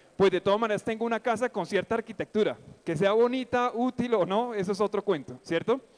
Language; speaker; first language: Spanish; native; Spanish